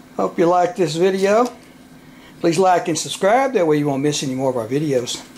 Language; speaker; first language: English; native; English